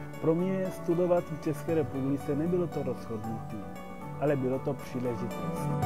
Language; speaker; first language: Czech; non-native, fluent; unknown